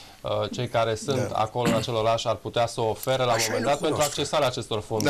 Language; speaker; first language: Romanian; native; Romanian